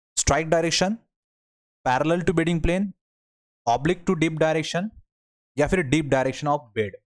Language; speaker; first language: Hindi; non-native, local second language; Marathi